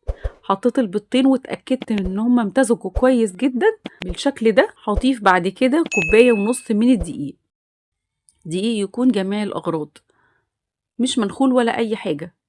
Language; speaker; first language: Arabic; native; Arabic